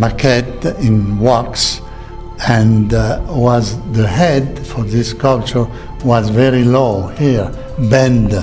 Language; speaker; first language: English; non-native, learner; Italian